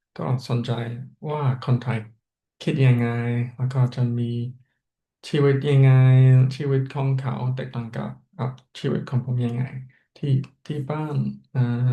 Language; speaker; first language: Thai; non-native, fluent; English